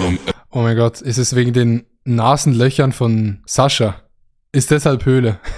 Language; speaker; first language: German; native; German